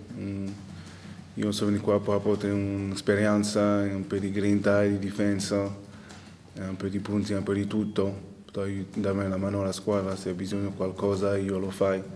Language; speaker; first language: Italian; non-native, local second language; French